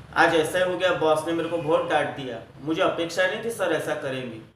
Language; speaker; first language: Hindi; non-native, local second language; Marathi